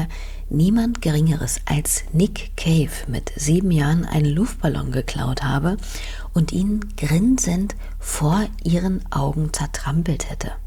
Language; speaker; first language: German; native; German